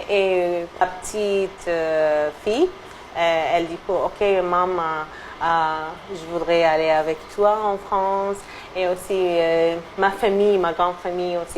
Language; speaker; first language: French; non-native, fluent; Arabic